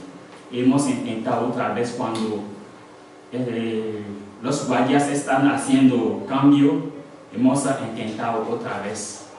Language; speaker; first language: Spanish; non-native, learner; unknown